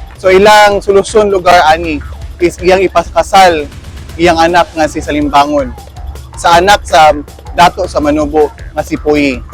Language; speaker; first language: Cebuano; native; Cebuano